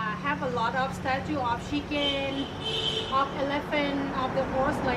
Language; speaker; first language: English; non-native, learner; Thai